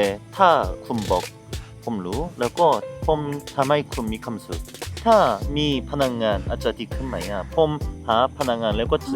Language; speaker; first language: Thai; non-native, learner; Korean